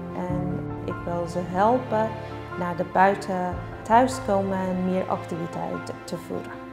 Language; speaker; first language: Dutch; non-native, learner; Persian